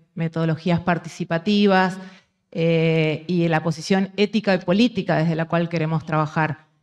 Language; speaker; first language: Spanish; native; Spanish